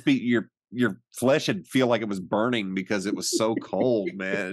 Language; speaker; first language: English; native; English